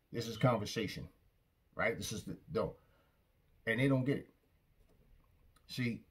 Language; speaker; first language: English; native; English